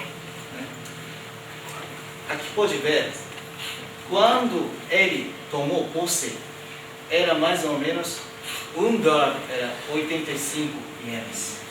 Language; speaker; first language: Portuguese; non-native, fluent; Japanese